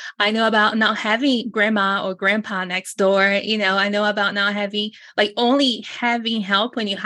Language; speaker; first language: English; non-native, fluent; Portuguese